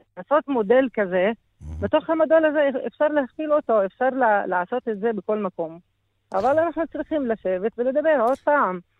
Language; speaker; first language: Hebrew; non-native, local second language; Arabic